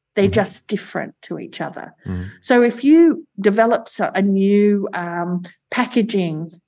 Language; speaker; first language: English; native; English